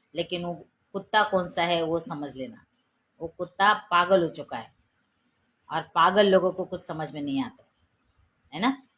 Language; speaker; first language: Hindi; non-native, local second language; Marathi